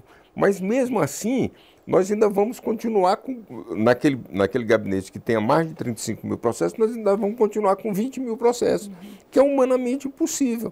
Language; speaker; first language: Portuguese; native; Portuguese